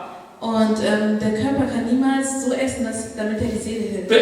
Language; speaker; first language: German; non-native, fluent; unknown